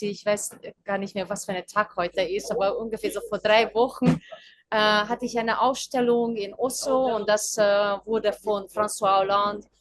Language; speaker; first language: German; non-native, fluent; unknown